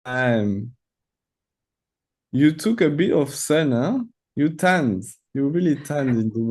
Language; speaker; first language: English; non-native, fluent; French